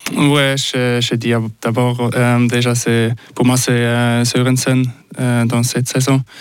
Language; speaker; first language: French; non-native, local second language; Swiss German